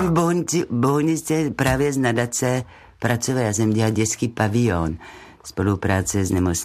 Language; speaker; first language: Czech; non-native, learner; French